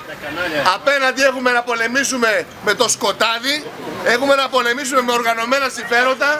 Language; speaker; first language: Greek; native; Greek